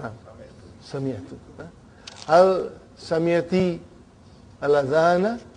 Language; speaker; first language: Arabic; non-native, fluent; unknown